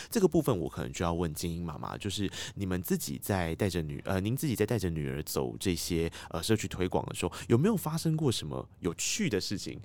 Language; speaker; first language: Chinese; native; Chinese